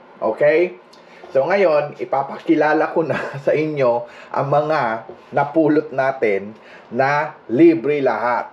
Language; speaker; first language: Filipino; non-native, local second language; Hiligaynon